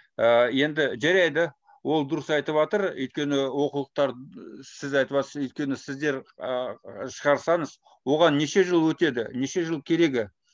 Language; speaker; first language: Kazakh; non-native, fluent; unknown